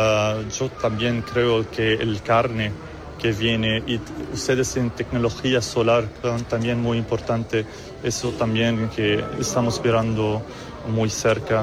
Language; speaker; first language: Spanish; non-native, learner; Arabic